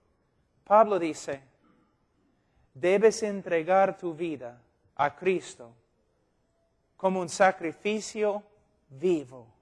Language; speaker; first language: Spanish; non-native, fluent; English